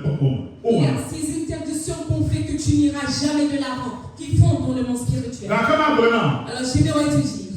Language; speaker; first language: French; non-native, local second language; Ewe